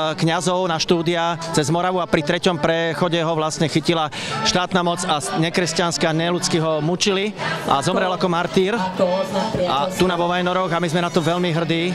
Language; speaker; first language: Slovak; native; Slovak